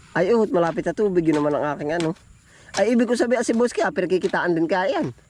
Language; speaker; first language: Filipino; native; Filipino